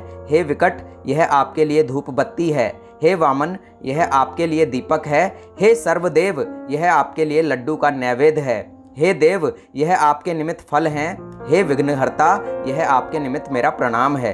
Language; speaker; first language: Hindi; native; Hindi